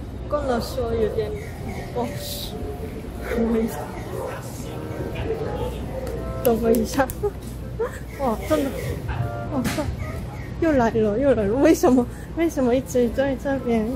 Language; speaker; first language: Chinese; non-native, learner; Korean